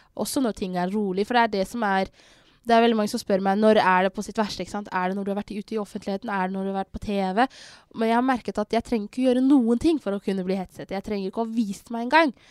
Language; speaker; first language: Norwegian; early bilingual, other home language; Somali